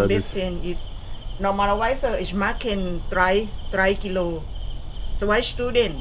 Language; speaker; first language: German; non-native, learner; Thai